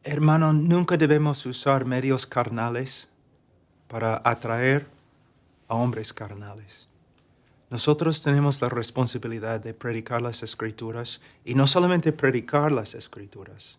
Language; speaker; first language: Spanish; non-native, fluent; English